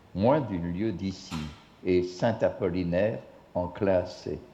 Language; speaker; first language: French; non-native, fluent; English